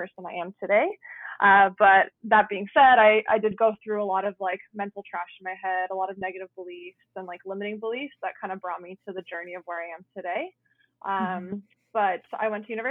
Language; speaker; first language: English; native; English